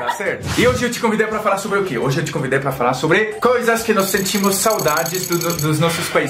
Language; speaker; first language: Portuguese; non-native, fluent; French